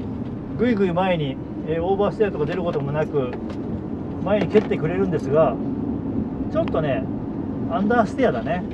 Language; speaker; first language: Japanese; native; Japanese